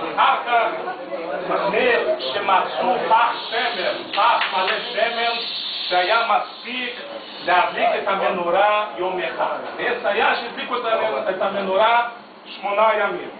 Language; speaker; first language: Hebrew; non-native, fluent; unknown